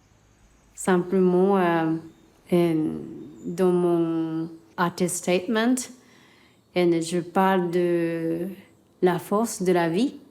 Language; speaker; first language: French; non-native, learner; Japanese